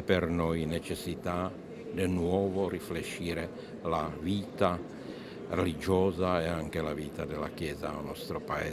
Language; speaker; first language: Italian; non-native, fluent; Czech